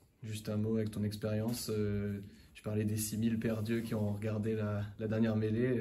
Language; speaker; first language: French; native; French